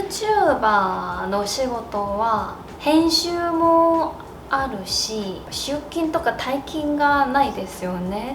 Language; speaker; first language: Japanese; non-native, learner; Korean